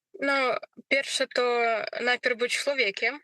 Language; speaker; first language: Polish; non-native, learner; Ukrainian